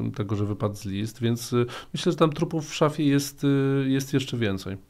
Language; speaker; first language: Polish; native; Polish